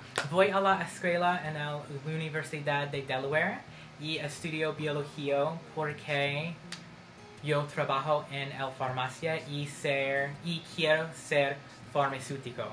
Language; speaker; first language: Spanish; non-native, learner; English